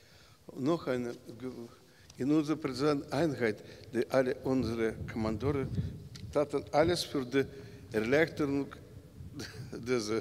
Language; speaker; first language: German; non-native, learner; Russian